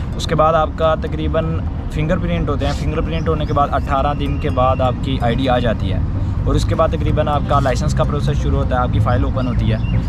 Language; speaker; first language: Urdu; non-native, local second language; Punjabi